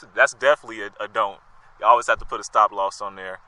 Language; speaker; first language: English; native; English